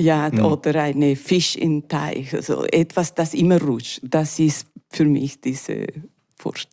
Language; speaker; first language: German; non-native, learner; Spanish